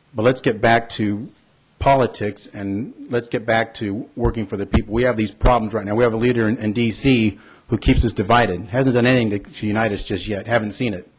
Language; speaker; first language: English; early bilingual, other home language; Spanish